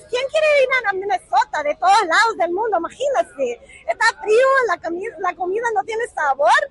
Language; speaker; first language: Spanish; non-native, fluent; English